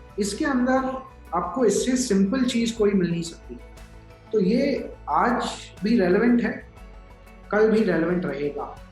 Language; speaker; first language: Hindi; native; Hindi